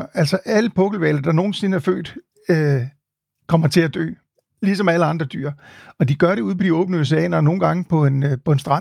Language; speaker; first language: Danish; native; Danish